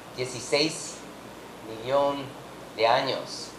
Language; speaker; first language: Spanish; non-native, learner; English